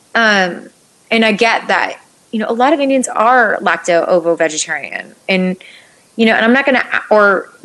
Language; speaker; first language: English; native; English